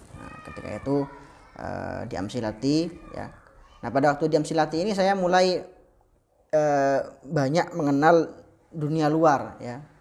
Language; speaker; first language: Indonesian; non-native, local second language; Madurese